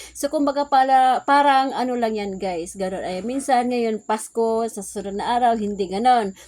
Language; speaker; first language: Filipino; non-native, local second language; Cebuano